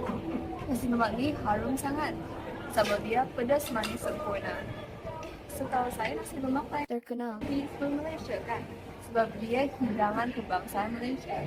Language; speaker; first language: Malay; non-native, local second language; Indonesian